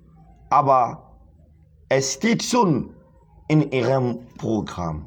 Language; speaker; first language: German; non-native, fluent; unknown